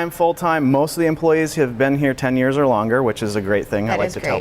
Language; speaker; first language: English; native; English